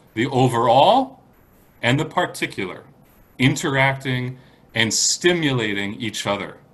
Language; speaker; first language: English; native; English